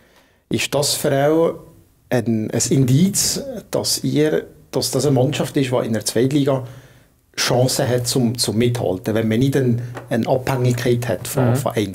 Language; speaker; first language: German; native; German